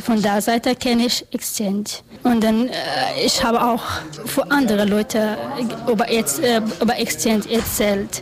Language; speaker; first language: German; non-native, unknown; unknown